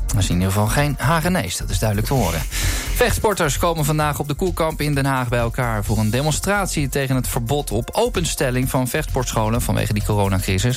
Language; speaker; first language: Dutch; native; Dutch